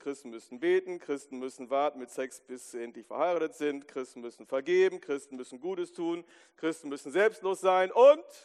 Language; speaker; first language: German; native; German